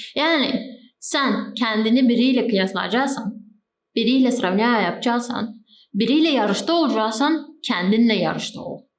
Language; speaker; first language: Turkish; native; Turkish